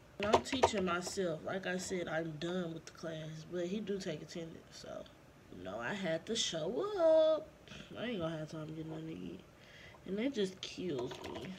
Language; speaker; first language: English; native; English